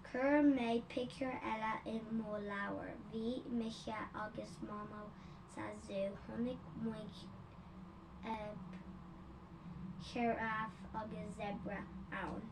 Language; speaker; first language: Irish; non-native, learner; English